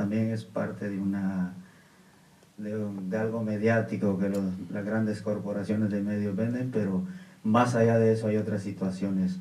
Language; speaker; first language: Spanish; native; Spanish